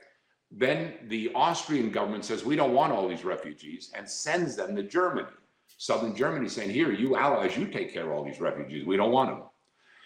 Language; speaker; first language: English; native; English